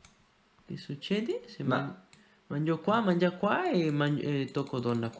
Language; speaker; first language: Italian; non-native, fluent; Spanish